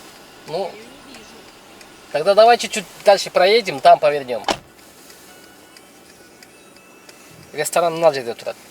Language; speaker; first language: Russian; non-native, local second language; Kyrgyz